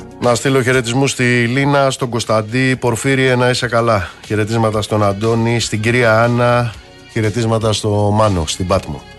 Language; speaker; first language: Greek; native; Greek